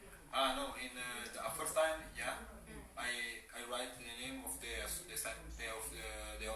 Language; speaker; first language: English; non-native, learner; Italian